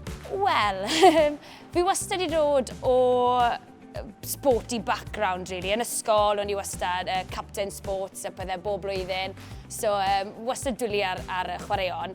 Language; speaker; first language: Welsh; native; Welsh